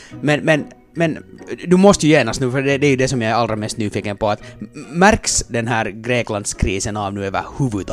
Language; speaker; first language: Swedish; native; Swedish